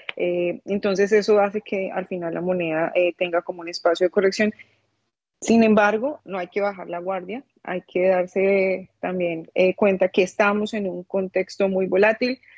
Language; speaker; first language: Spanish; native; Spanish